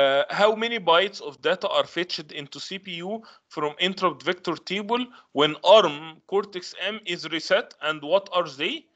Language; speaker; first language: English; non-native, fluent; Arabic